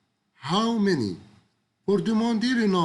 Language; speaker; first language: French; non-native, fluent; Arabic